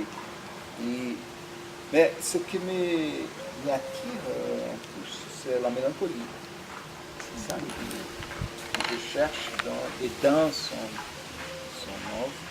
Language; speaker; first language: French; non-native, fluent; Portuguese